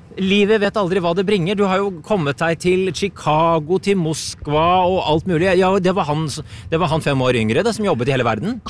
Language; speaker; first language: Norwegian; native; Norwegian